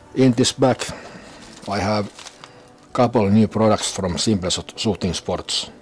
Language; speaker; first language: English; non-native, fluent; Finnish